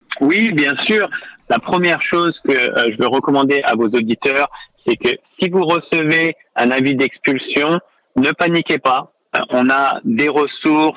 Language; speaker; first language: French; native; French